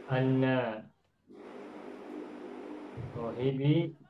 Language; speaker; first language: Arabic; non-native, fluent; Indonesian